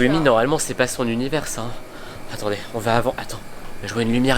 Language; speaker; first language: French; native; French